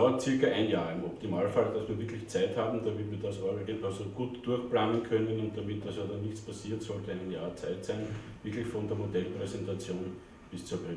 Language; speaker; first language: German; native; German